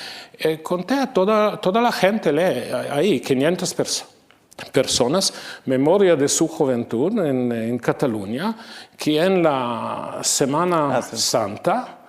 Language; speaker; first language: Spanish; non-native, fluent; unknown